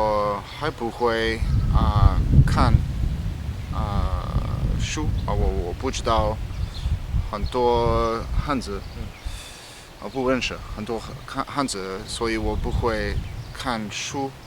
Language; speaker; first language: Chinese; non-native, learner; English